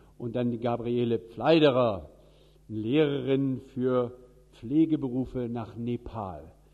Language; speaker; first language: German; native; German